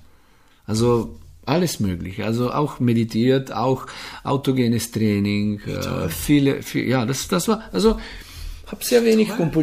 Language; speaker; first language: German; non-native, fluent; Slovenian